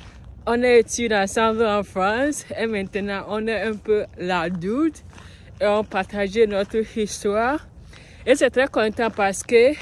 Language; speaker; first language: French; non-native, learner; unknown